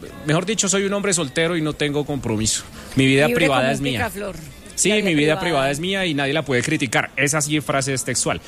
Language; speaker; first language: Spanish; native; Spanish